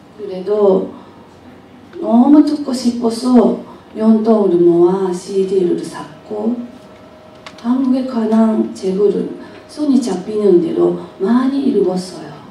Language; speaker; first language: Korean; non-native, fluent; Japanese